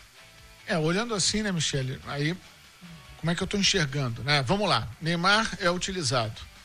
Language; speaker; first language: Portuguese; native; Portuguese